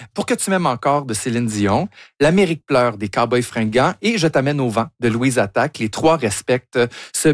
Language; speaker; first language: French; native; French